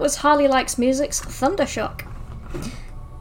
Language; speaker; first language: English; native; English